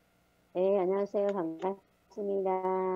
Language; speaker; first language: Korean; non-native, learner; Thai